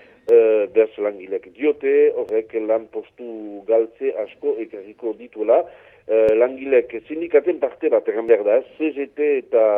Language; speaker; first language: Basque; native; Basque